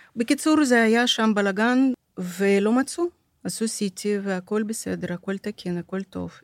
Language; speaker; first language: Hebrew; non-native, fluent; Russian